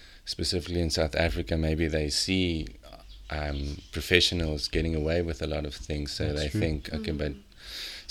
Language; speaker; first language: English; non-native, local second language; Afrikaans